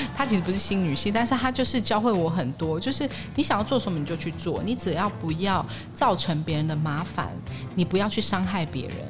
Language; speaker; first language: Chinese; native; Chinese